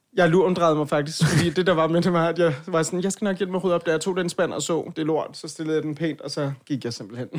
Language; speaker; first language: Danish; native; Danish